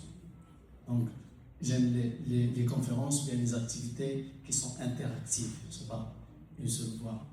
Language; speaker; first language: French; non-native, local second language; Arabic